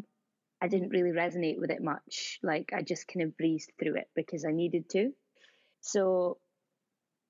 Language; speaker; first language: English; native; English